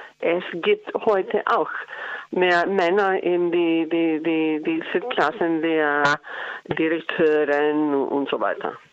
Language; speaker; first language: German; non-native, learner; Icelandic